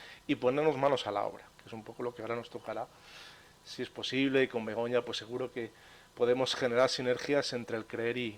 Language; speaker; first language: Spanish; native; Spanish